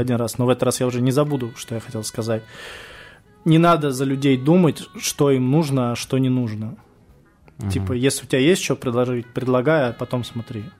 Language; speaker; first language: Russian; native; Russian